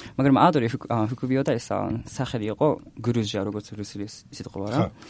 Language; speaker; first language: Georgian; non-native, learner; Japanese